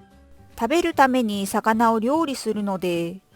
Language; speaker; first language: Japanese; non-native, fluent; Korean